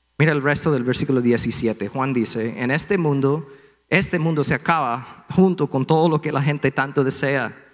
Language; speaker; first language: Spanish; non-native, fluent; English